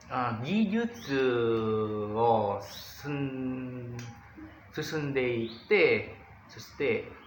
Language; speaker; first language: Japanese; non-native, learner; Indonesian